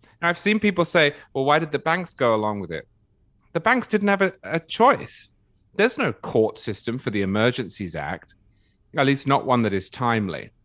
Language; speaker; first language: English; native; English